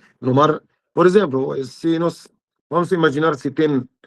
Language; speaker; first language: Portuguese; non-native, fluent; Arabic